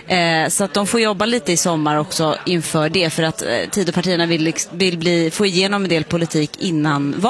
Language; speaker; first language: Swedish; native; Swedish